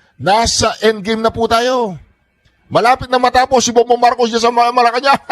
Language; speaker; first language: Filipino; native; Filipino